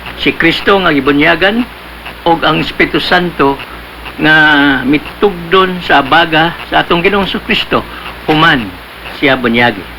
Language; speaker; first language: Cebuano; native; Cebuano